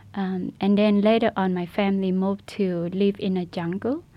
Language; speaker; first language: English; non-native, fluent; Burmese